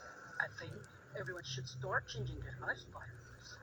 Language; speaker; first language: English; non-native, learner; Indonesian